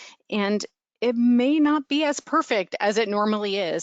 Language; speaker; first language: English; native; English